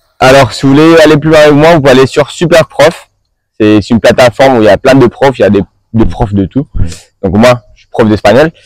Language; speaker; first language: French; non-native, fluent; Spanish